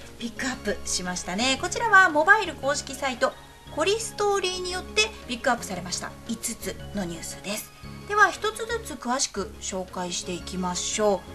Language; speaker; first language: Japanese; native; Japanese